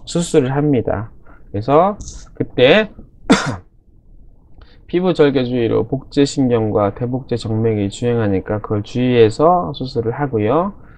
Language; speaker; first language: Korean; native; Korean